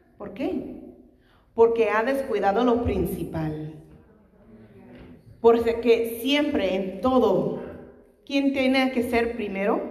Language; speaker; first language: Spanish; native; Spanish